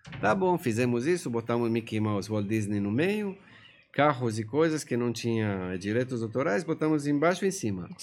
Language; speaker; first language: Portuguese; non-native, fluent; Persian